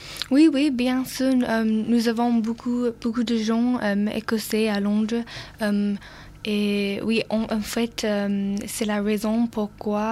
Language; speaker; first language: French; non-native, learner; English